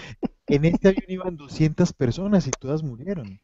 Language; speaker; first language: Spanish; native; Spanish